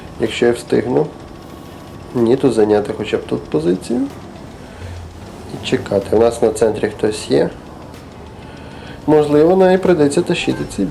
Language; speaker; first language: Ukrainian; native; Ukrainian